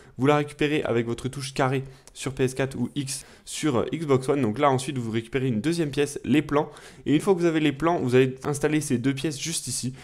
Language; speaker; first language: French; native; French